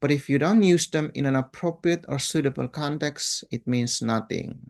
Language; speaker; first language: English; non-native, fluent; Indonesian